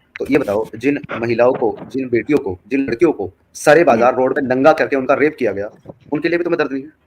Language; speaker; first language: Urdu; native; Urdu